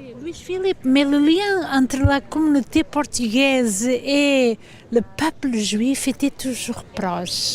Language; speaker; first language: French; non-native, fluent; Portuguese